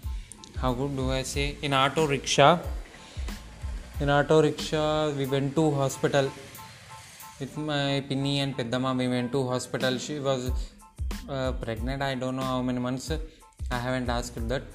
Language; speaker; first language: English; non-native, local second language; Telugu